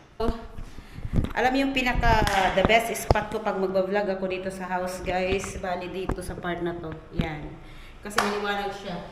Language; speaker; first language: Filipino; native; Filipino